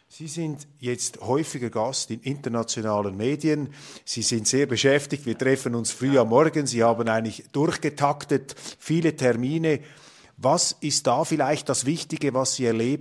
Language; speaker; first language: German; native; German